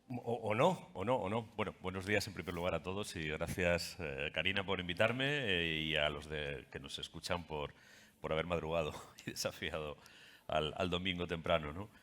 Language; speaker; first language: Spanish; native; Spanish